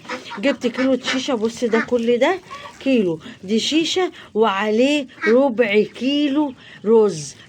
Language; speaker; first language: Arabic; native; Arabic